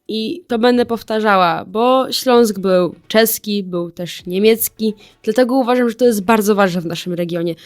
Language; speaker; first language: Polish; native; Polish